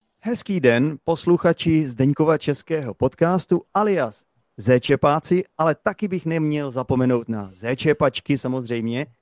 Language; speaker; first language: Czech; native; Czech